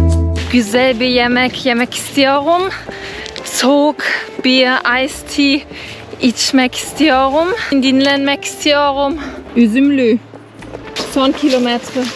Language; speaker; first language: Turkish; non-native, learner; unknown